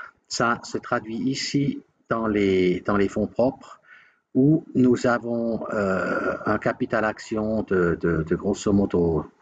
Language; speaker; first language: French; native; French